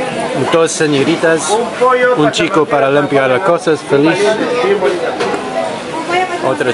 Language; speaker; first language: Spanish; non-native, learner; English